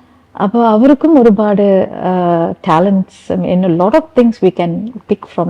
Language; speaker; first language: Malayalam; non-native, fluent; Tamil